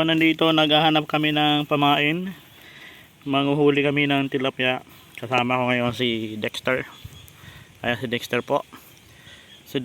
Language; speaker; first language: Filipino; non-native, local second language; Bikol